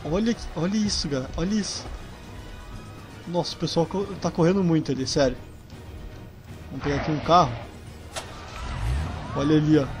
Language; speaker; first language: Portuguese; native; Portuguese